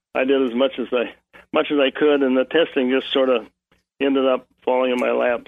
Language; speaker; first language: English; native; English